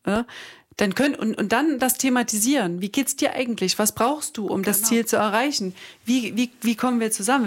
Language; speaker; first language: German; native; German